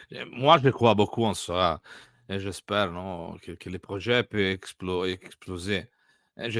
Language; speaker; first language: French; non-native, learner; Italian